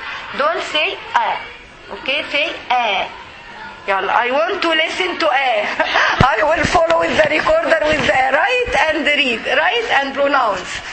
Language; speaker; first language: English; non-native, fluent; Arabic